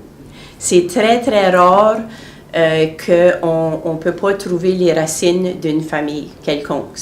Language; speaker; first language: French; native; French